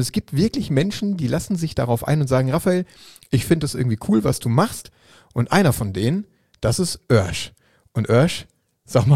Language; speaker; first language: German; native; German